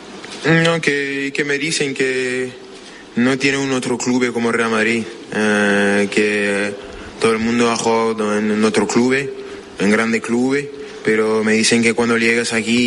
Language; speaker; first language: Spanish; non-native, fluent; French